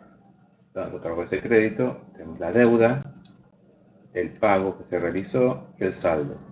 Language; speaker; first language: Spanish; native; Spanish